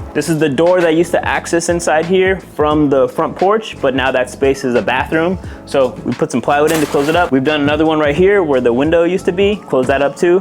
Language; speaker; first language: English; native; English